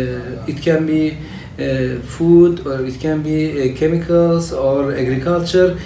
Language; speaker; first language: English; non-native, fluent; Turkish